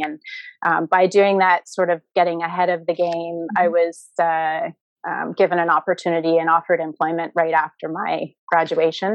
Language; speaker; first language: English; native; English